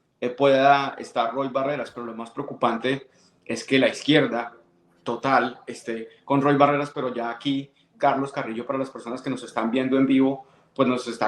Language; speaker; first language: Spanish; native; Spanish